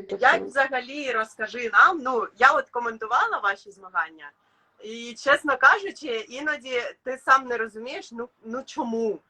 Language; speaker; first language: Ukrainian; native; Ukrainian